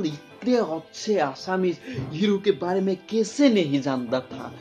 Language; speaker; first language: Hindi; non-native, local second language; Assamese